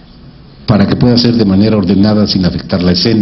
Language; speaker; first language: Spanish; native; Spanish